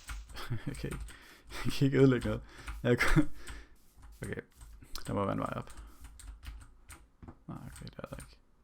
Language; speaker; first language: Danish; native; Danish